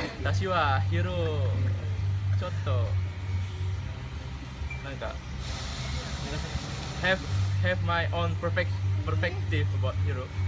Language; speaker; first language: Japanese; non-native, learner; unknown